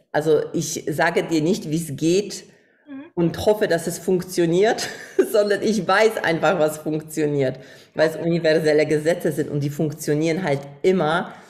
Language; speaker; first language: German; non-native, fluent; Polish